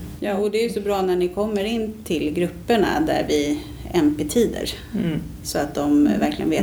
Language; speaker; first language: Swedish; native; Swedish